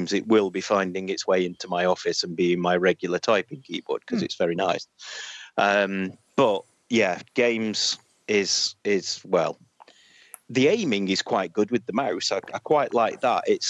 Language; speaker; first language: English; native; English